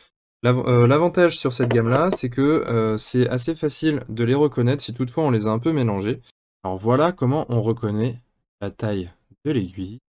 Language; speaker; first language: French; native; French